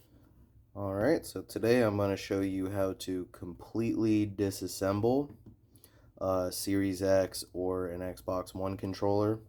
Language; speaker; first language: English; native; English